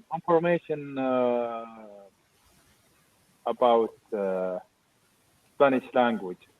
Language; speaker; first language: English; non-native, learner; Arabic